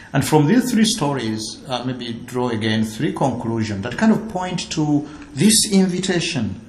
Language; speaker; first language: English; non-native, local second language; Ganda